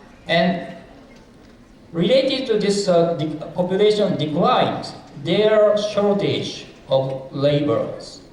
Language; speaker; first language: English; non-native, fluent; Japanese